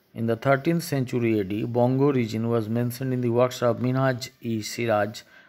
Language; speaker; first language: English; non-native, local second language; Bangla